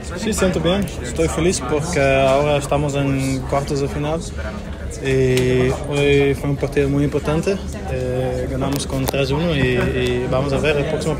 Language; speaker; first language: Spanish; non-native, learner; Dutch